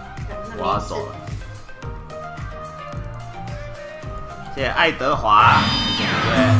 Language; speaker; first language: Chinese; native; Chinese